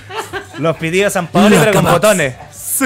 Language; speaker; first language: Spanish; native; Spanish